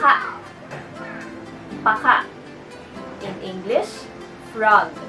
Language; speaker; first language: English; non-native, local second language; Aklanon